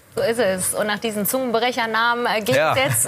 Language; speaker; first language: German; native; German